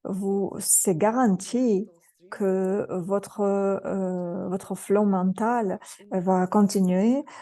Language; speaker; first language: French; non-native, fluent; Russian